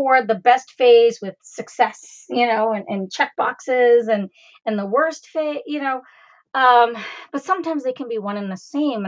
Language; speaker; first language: English; native; English